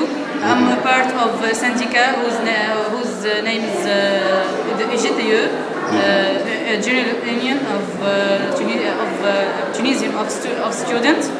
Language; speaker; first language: English; non-native, learner; Arabic